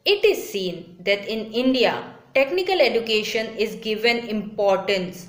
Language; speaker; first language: English; non-native, local second language; Bangla